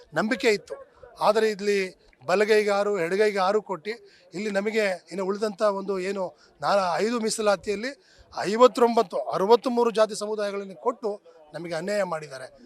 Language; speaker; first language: Kannada; non-native, local second language; Lambadi